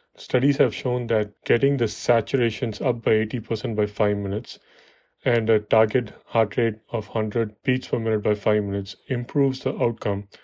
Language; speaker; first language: English; non-native, local second language; Tamil